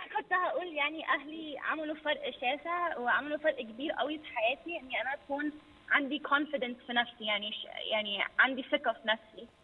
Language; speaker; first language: Arabic; early bilingual, heritage; Arabic